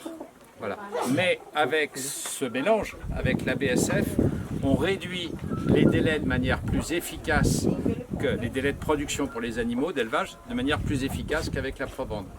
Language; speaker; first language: French; native; French